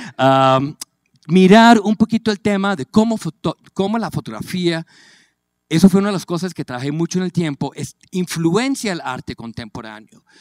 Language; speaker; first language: Spanish; native; Spanish